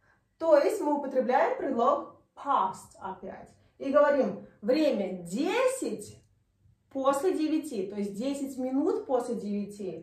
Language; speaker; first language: Russian; native; Russian